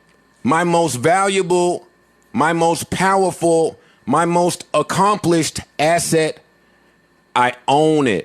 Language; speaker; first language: English; native; English